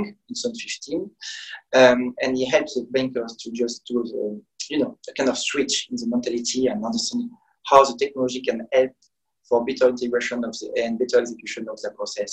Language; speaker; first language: English; non-native, fluent; French